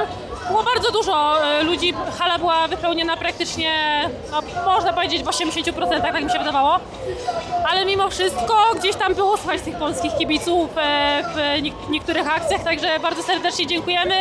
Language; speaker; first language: Polish; native; Polish